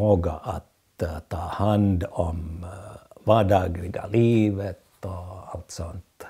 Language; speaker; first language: Swedish; non-native, fluent; Finnish